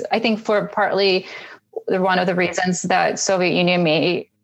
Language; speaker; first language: English; early bilingual, other home language; Russian